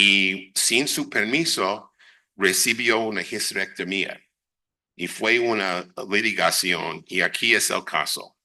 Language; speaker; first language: Spanish; non-native, fluent; English